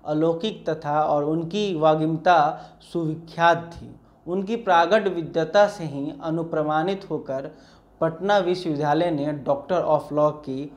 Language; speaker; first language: Hindi; native; Hindi